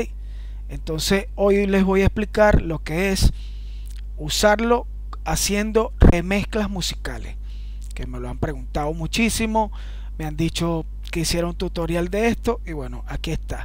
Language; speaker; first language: Spanish; native; Spanish